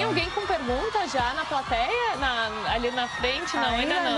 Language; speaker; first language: Portuguese; native; Portuguese